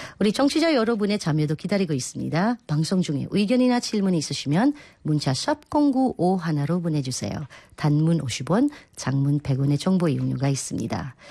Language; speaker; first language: Korean; non-native, fluent; Filipino